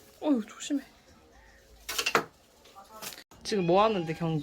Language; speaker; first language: Korean; native; Korean